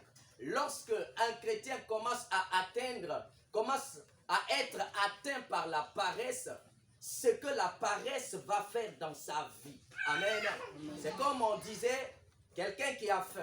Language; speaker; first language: French; non-native, local second language; Lingala